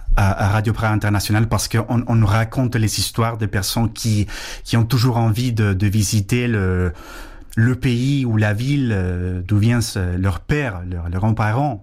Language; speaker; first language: French; non-native, fluent; Spanish